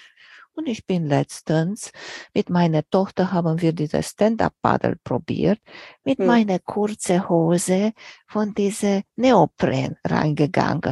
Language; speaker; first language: German; non-native, fluent; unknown